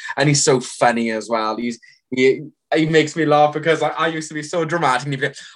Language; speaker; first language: English; native; English